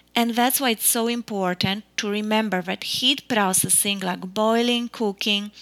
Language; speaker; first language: English; non-native, fluent; Polish